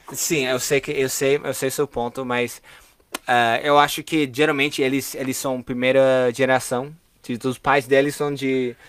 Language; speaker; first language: Portuguese; non-native, fluent; English